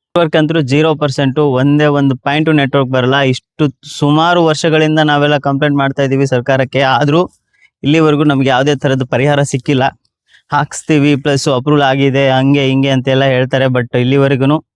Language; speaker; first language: Kannada; non-native, local second language; Lambadi